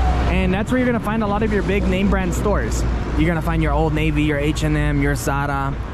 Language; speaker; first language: English; early bilingual, other home language; Spanish